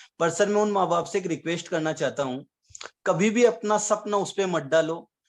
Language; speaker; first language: Hindi; native; Hindi